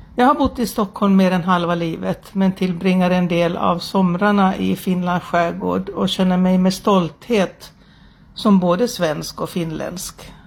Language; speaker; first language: Swedish; native; Swedish